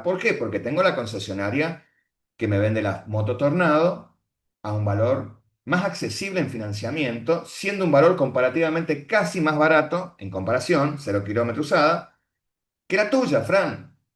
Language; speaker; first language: Spanish; native; Spanish